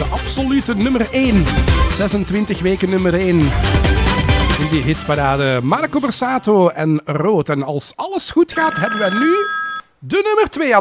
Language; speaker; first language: Dutch; native; Dutch